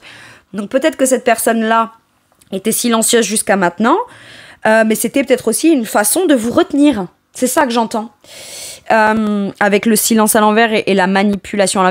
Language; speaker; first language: French; native; French